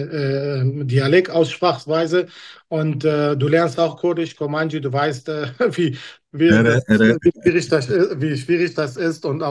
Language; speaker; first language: German; non-native, fluent; Kurdish